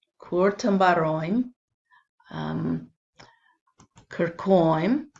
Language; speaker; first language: Albanian; non-native, learner; English